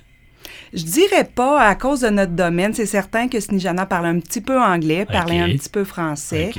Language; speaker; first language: French; native; French